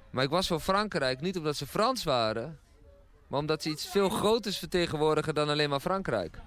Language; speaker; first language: Dutch; native; Dutch